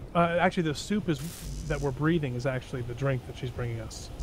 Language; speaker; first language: English; native; English